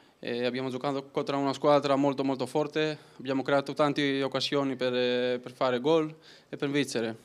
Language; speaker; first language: Italian; non-native, learner; Greek